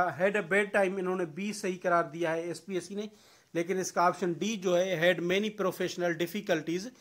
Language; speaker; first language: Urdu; non-native, local second language; Sindhi